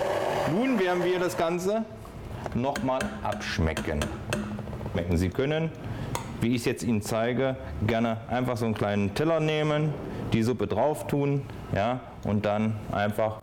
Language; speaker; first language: German; native; German